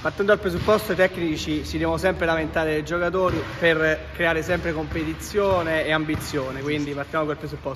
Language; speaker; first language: Italian; native; Italian